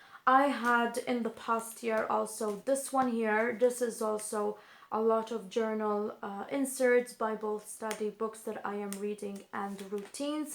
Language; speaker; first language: English; non-native, fluent; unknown